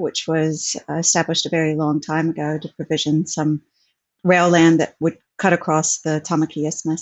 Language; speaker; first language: English; native; English